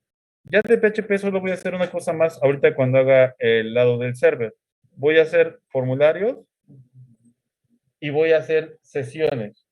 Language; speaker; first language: Spanish; native; Spanish